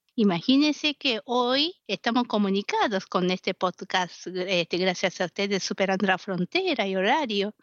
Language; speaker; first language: Spanish; non-native, fluent; Japanese